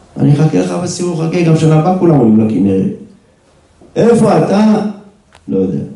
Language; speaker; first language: Hebrew; native; Hebrew